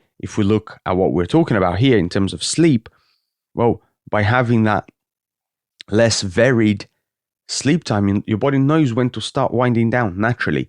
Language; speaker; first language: English; native; English